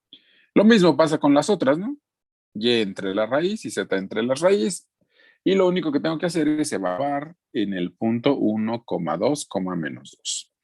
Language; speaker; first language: Spanish; native; Spanish